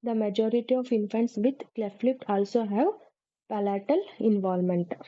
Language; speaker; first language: English; non-native, local second language; Kannada